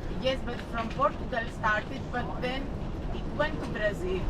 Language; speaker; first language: English; non-native, fluent; Greek